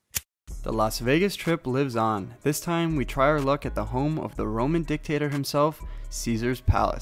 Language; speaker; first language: English; native; English